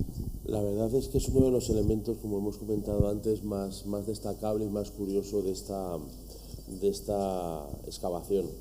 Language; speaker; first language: Spanish; native; Spanish